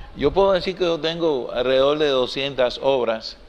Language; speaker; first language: Spanish; native; Spanish